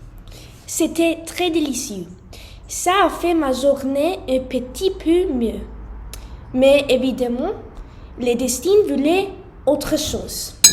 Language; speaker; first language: French; non-native, learner; English